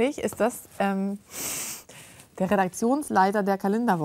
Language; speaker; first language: German; native; German